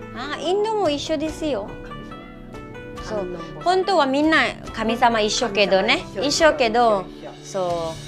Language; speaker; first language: Japanese; non-native, learner; Hindi